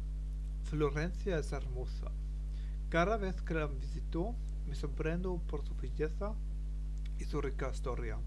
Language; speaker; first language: Spanish; non-native, learner; German